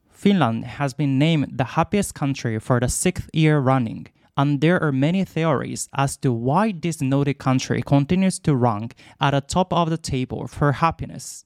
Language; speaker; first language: English; non-native, fluent; Japanese